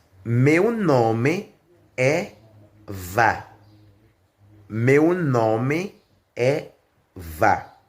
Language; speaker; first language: Portuguese; non-native, learner; Haitian Creole